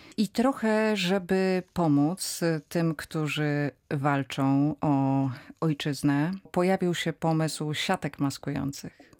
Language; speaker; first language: Polish; native; Polish